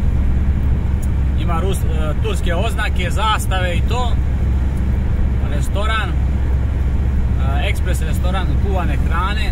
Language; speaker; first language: Bosnian; native; Bosnian